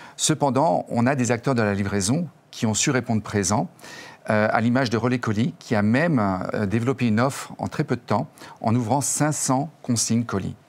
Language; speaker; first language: French; native; French